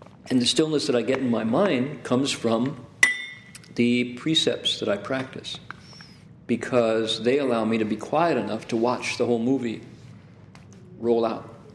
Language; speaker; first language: English; native; English